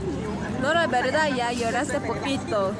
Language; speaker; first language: Spanish; native; Spanish